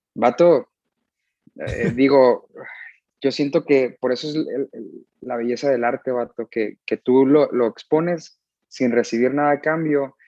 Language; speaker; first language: Spanish; early bilingual, heritage; Spanish